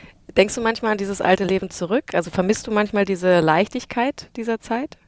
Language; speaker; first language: German; native; German